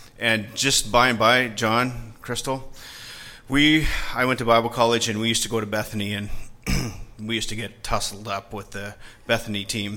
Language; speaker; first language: English; native; English